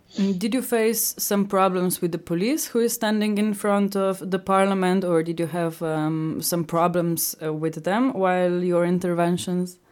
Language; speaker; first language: English; non-native, fluent; Slovenian